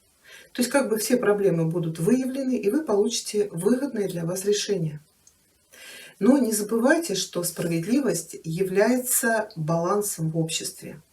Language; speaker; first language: Russian; native; Russian